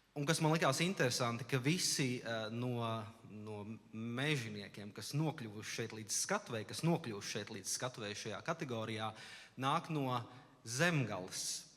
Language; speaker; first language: Latvian; native; Latvian